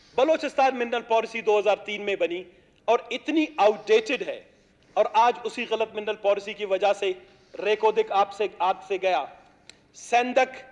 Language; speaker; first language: Urdu; non-native, local second language; Baluchi